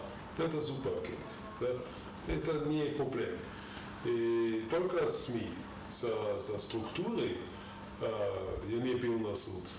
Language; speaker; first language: Russian; non-native, learner; German